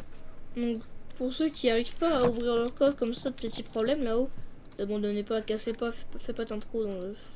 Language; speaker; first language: French; native; French